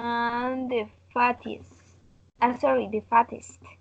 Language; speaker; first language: English; non-native, learner; Spanish